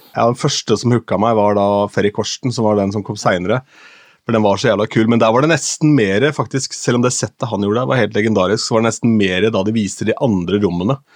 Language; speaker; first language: Norwegian; native; Norwegian